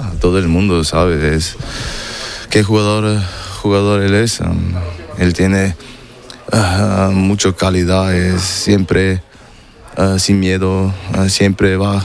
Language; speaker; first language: Spanish; non-native, learner; German